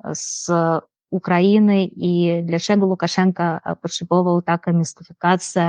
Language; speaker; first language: Polish; non-native, fluent; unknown